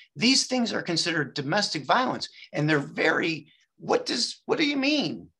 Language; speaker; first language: English; native; English